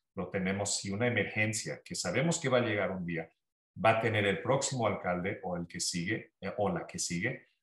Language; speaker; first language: Spanish; early bilingual, heritage; Spanish